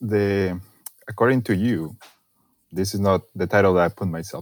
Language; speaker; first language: English; non-native, fluent; Spanish